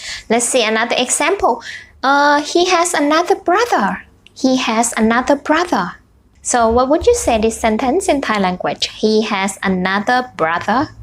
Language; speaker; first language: English; non-native, fluent; Thai